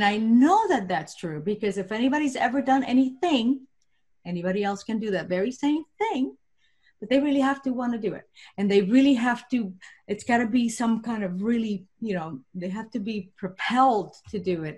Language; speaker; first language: English; non-native, fluent; Spanish